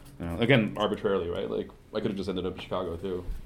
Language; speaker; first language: English; native; English